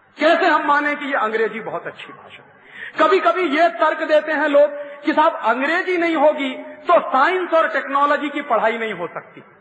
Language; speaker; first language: Hindi; native; Hindi